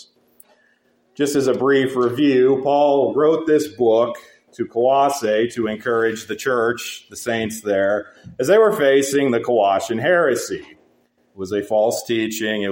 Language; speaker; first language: English; native; English